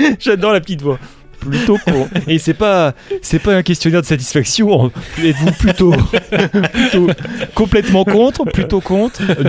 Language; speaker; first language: French; native; French